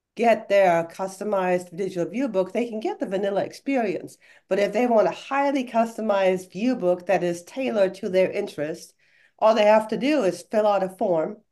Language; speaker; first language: English; non-native, fluent; German